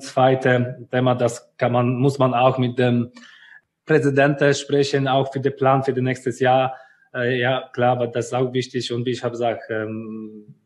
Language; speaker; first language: German; non-native, learner; Polish